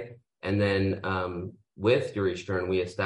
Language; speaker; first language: English; native; English